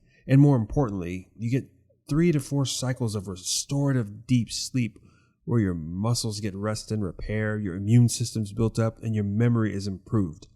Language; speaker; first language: English; native; English